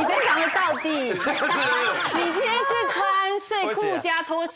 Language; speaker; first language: Chinese; native; Chinese